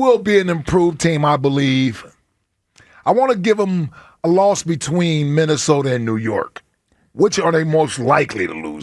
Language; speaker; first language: English; native; English